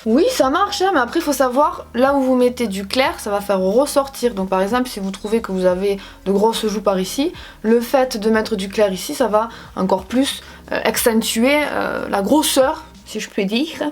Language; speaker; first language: French; native; French